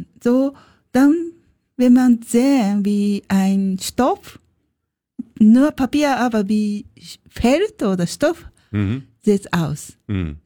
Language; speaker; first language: German; non-native, learner; Japanese